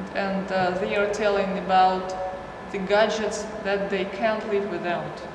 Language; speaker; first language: English; non-native, fluent; Russian